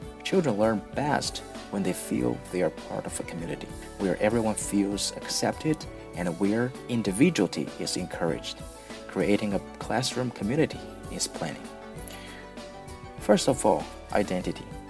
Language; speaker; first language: English; non-native, fluent; Chinese